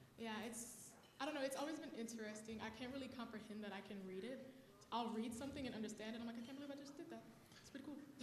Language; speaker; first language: English; native; English